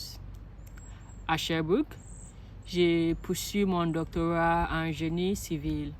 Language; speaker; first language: French; non-native, learner; Akan